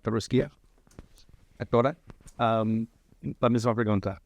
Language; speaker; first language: Spanish; early bilingual, heritage; Spanish